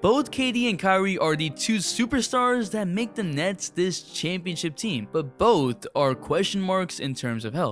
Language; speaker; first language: English; native; English